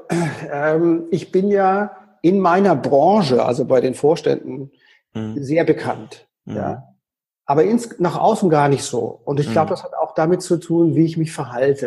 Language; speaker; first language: German; native; German